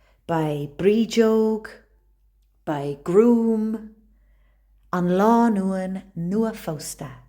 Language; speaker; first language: Irish; non-native, local second language; English